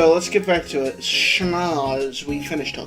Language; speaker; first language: English; native; English